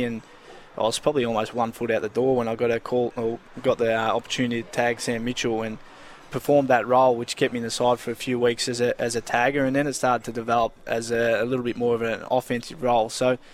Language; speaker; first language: English; native; English